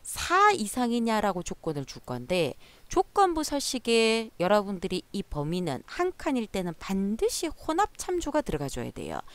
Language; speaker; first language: Korean; native; Korean